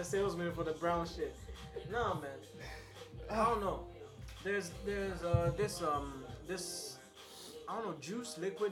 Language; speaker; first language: English; non-native, local second language; Swahili